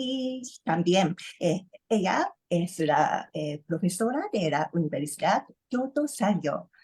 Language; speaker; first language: Spanish; non-native, learner; Japanese